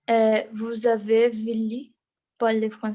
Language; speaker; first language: French; non-native, learner; Portuguese